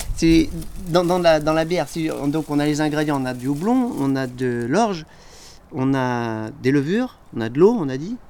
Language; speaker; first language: French; native; French